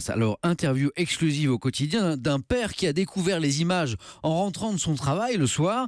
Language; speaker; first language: French; native; French